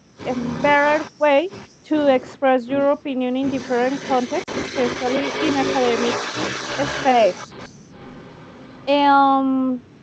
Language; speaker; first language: English; non-native, learner; Spanish